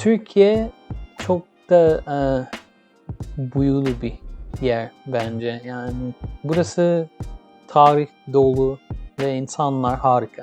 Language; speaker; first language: Turkish; early bilingual, heritage; English